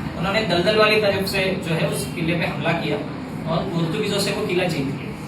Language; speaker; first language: Hindi; non-native, local second language; Marathi